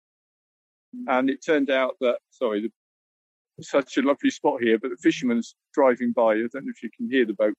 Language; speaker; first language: English; native; English